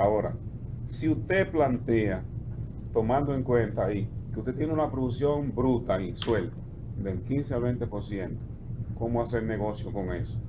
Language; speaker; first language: Spanish; native; Spanish